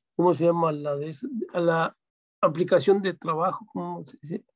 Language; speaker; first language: Spanish; native; Spanish